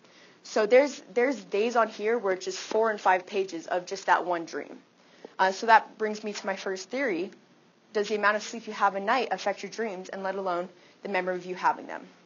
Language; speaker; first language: English; native; English